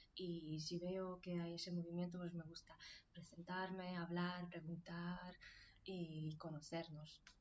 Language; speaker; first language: Spanish; non-native, fluent; Hungarian